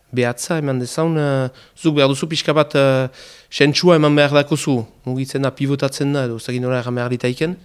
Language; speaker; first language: Basque; native; Basque